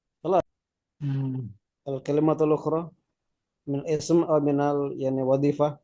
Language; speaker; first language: Arabic; non-native, fluent; Indonesian